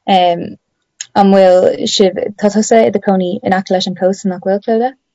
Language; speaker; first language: Irish; non-native, local second language; English